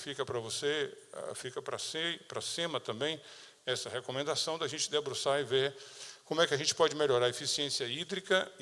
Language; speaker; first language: Portuguese; native; Portuguese